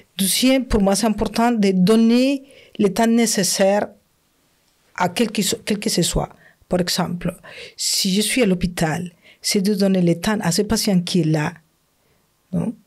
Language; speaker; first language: French; non-native, fluent; Spanish